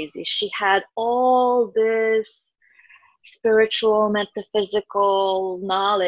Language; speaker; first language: English; non-native, fluent; Croatian